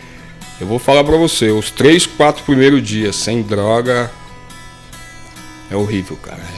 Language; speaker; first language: Portuguese; native; Portuguese